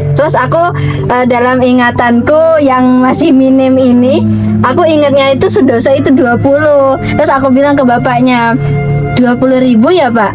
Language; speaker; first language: Indonesian; native; Indonesian